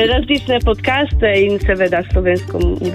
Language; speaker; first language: Slovenian; non-native, learner; Polish